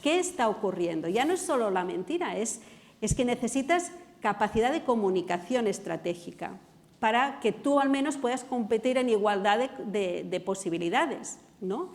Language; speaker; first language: Spanish; non-native, local second language; Catalan